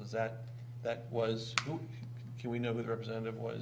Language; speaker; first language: English; native; English